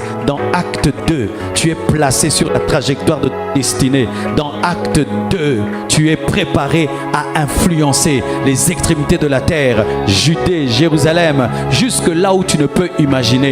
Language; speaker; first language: French; non-native, local second language; Lingala